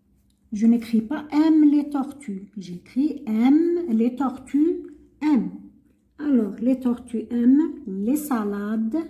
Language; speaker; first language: French; non-native, local second language; Arabic